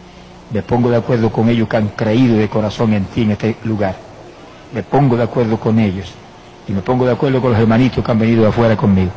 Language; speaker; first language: Spanish; native; Spanish